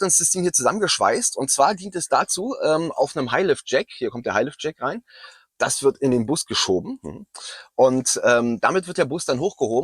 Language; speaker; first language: German; native; German